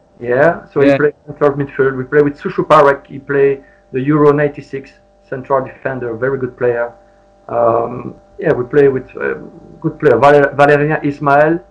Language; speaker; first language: English; non-native, learner; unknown